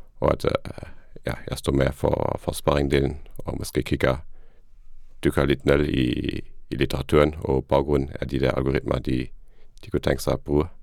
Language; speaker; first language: Danish; non-native, fluent; Luxembourgish